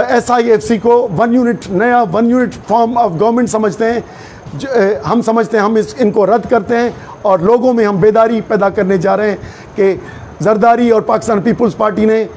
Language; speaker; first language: Urdu; non-native, local second language; Sindhi